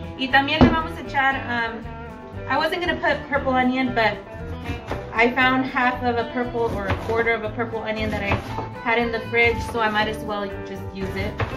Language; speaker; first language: English; early bilingual, other home language; Spanish